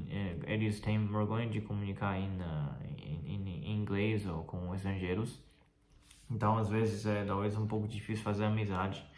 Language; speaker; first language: Portuguese; non-native, fluent; Chinese